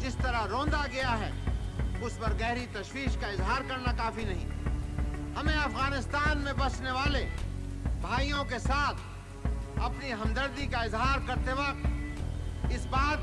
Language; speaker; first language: Urdu; non-native, local second language; Punjabi